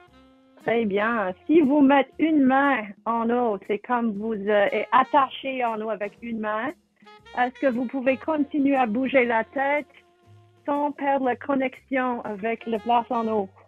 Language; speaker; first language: French; non-native, fluent; English